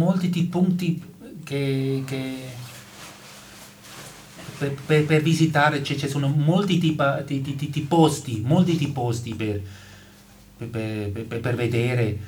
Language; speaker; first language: Italian; non-native, learner; German